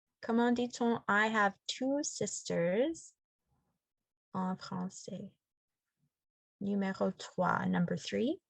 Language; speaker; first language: French; non-native, fluent; English